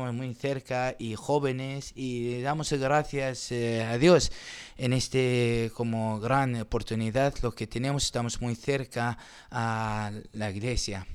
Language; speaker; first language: Spanish; non-native, learner; Arabic